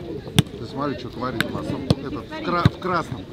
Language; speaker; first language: Russian; native; Russian